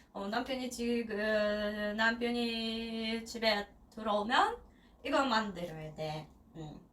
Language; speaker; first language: Korean; non-native, learner; Russian